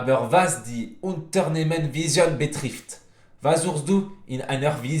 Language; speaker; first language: German; non-native, fluent; French